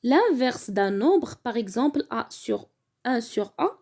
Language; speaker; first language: French; non-native, local second language; Arabic